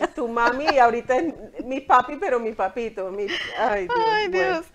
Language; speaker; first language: Spanish; native; Spanish